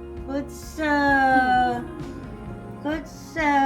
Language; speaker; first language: Dutch; non-native, learner; Filipino